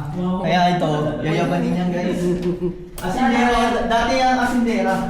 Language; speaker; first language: Filipino; native; Filipino